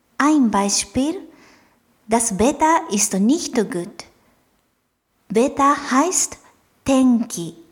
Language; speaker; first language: German; non-native, fluent; Japanese